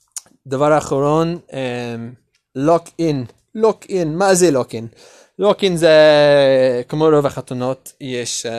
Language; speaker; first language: Hebrew; non-native, learner; English